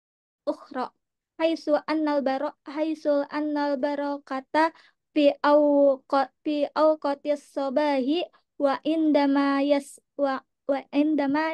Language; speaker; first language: Arabic; non-native, learner; Indonesian